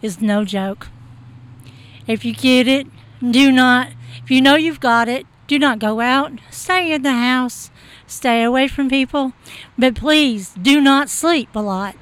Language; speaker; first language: English; native; English